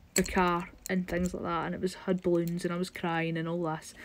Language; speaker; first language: English; native; English